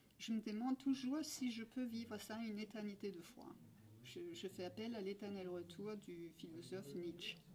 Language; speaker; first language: French; non-native, fluent; Danish